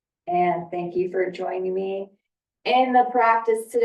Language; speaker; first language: English; native; English